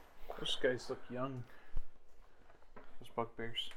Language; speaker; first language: English; native; English